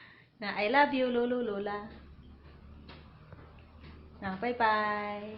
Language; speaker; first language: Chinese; non-native, fluent; Filipino